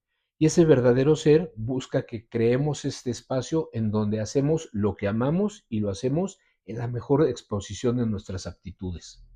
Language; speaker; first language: Spanish; native; Spanish